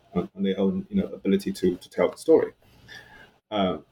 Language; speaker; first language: English; non-native, fluent; Chinese